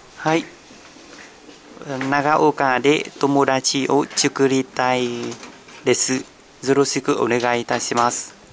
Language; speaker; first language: Japanese; non-native, learner; Vietnamese